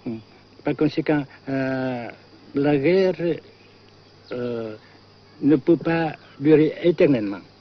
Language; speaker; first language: French; non-native, fluent; Vietnamese